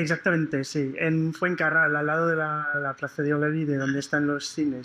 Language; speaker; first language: Spanish; native; Spanish